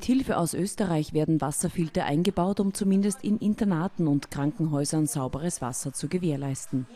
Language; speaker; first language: German; native; German